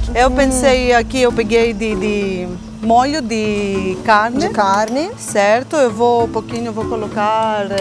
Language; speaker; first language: Portuguese; non-native, fluent; Greek